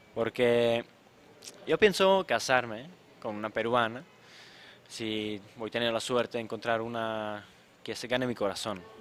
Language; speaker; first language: Spanish; non-native, fluent; Czech